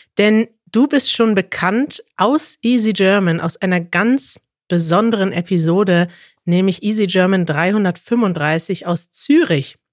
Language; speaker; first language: German; native; German